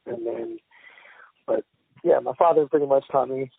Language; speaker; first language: English; native; English